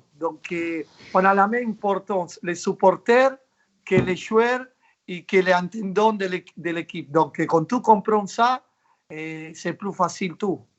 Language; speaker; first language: French; non-native, fluent; Spanish